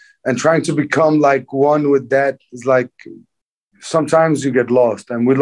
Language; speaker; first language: English; non-native, fluent; Danish